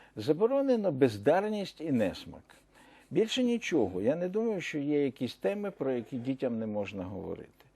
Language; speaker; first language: Ukrainian; native; Ukrainian